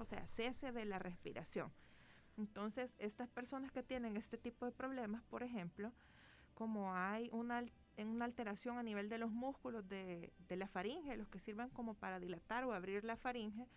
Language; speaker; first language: Spanish; native; Spanish